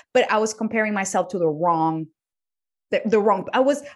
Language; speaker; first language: English; non-native, fluent; Spanish